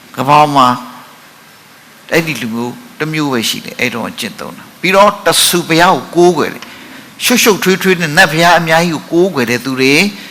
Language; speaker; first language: Burmese; non-native, local second language; S'gaw Karen